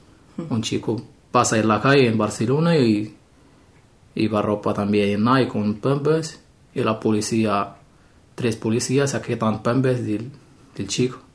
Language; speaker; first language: Spanish; non-native, learner; Arabic